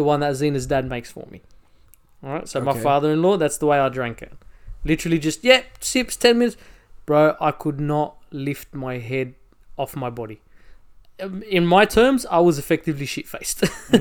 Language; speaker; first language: English; native; English